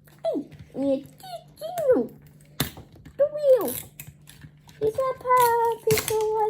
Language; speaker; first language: Portuguese; early bilingual, heritage; Portuguese